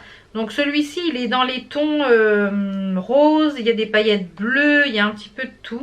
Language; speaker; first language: French; native; French